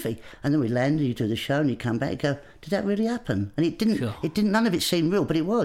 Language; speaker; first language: English; native; English